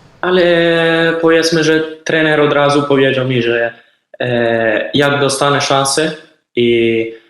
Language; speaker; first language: Polish; early bilingual, heritage; Polish